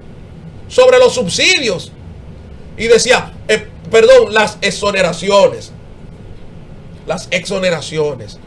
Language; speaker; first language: Spanish; native; Spanish